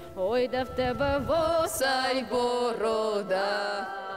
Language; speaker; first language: Russian; non-native, learner; Persian